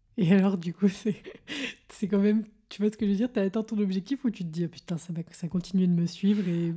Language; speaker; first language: French; native; French